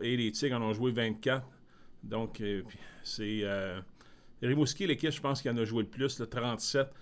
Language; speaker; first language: French; native; French